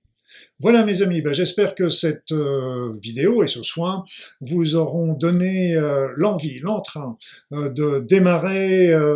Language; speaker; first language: French; native; French